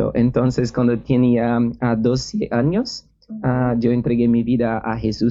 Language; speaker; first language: Spanish; non-native, learner; Portuguese